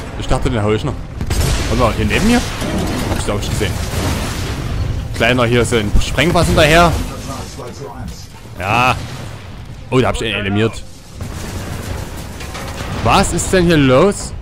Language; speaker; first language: German; native; German